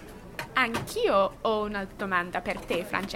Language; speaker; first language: Italian; non-native, learner; English